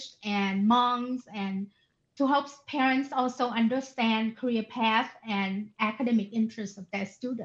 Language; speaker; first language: English; non-native, fluent; Thai